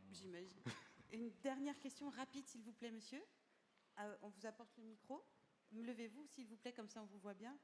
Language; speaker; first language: French; native; French